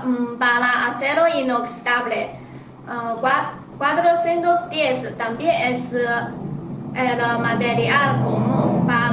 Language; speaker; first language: Spanish; non-native, learner; Chinese